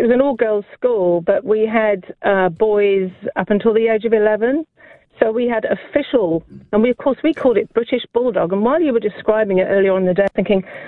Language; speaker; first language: English; native; English